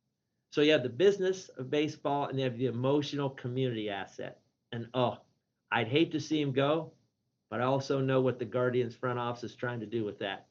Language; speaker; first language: English; native; English